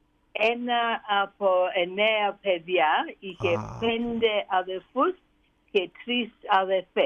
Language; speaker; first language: Greek; early bilingual, heritage; Greek